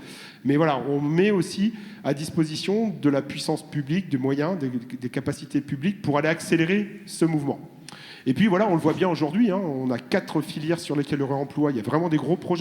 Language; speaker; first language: French; native; French